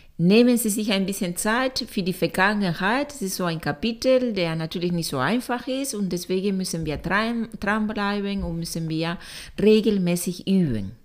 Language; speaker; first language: German; non-native, fluent; Spanish